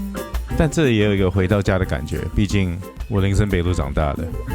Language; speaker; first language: Chinese; native; Chinese